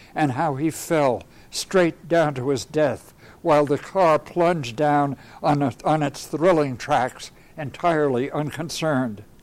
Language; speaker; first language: English; native; English